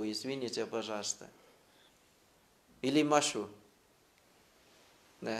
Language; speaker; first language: Russian; non-native, fluent; Thai